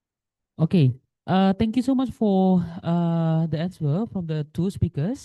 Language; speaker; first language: English; non-native, local second language; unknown